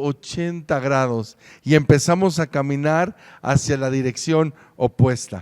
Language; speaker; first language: Spanish; native; Spanish